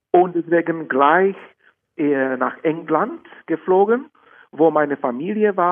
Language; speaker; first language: German; non-native, fluent; Czech